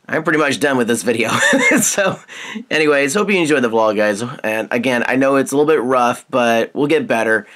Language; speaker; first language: English; native; English